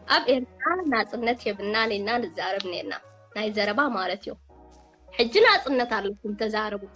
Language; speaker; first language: Tigrinya; early bilingual, heritage; Tigrinya